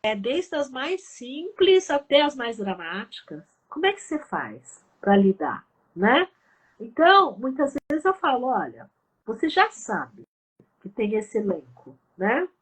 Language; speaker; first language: Portuguese; early bilingual, other home language; Chinese